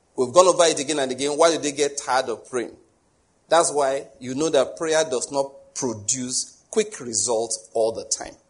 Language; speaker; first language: English; non-native, local second language; Yoruba